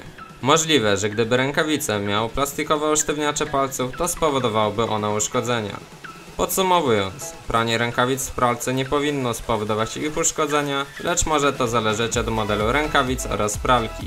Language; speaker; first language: Polish; native; Polish